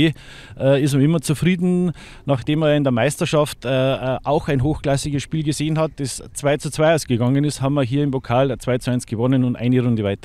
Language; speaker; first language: German; native; German